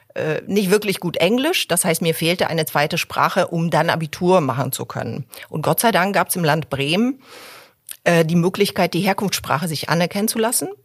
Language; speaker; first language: German; early bilingual, other home language; Polish